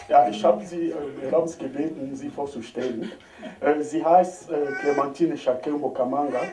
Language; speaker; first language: German; non-native, fluent; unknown